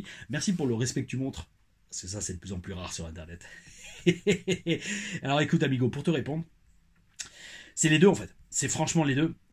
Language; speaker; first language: French; native; French